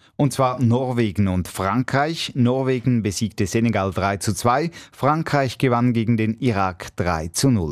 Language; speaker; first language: German; native; German